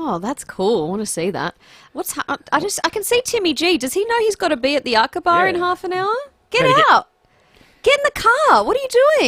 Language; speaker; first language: English; native; English